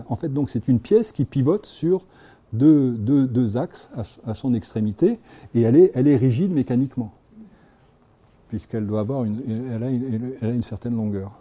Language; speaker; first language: French; native; French